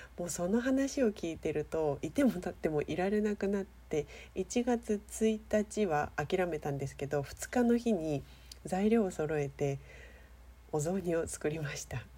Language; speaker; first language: Japanese; native; Japanese